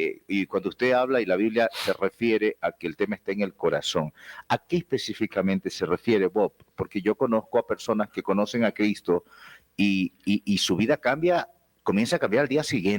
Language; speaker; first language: Spanish; native; Spanish